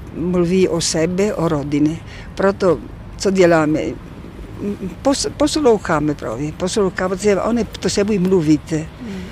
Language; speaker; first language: Czech; non-native, learner; Italian